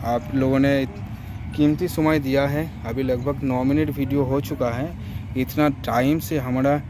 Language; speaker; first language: Hindi; non-native, local second language; Bangla